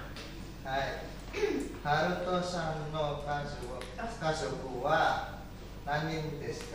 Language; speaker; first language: Japanese; non-native, learner; Indonesian